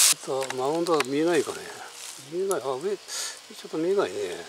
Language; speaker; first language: Japanese; native; Japanese